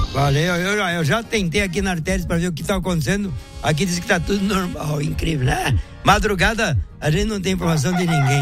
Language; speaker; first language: Portuguese; native; Portuguese